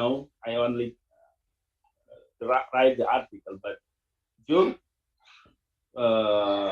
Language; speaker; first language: English; non-native, learner; Indonesian